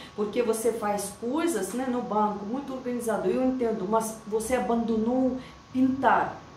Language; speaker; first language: Portuguese; non-native, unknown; Russian